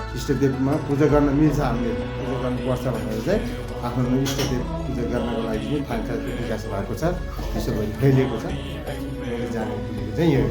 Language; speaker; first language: Nepali; non-native, local second language; Eastern Tamang